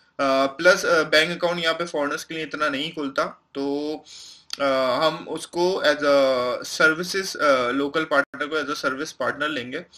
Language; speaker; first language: Hindi; non-native, local second language; Punjabi